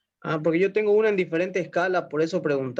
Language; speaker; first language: Spanish; native; Spanish